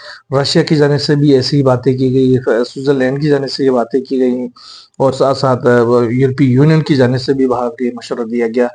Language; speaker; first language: Urdu; native; Urdu